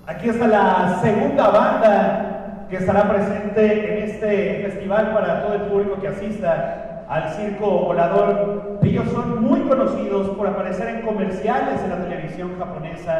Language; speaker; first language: Spanish; native; Spanish